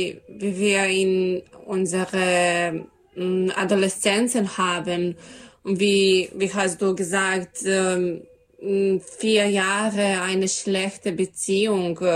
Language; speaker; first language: German; non-native, learner; Serbian